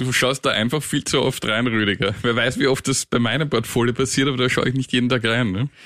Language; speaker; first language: German; native; German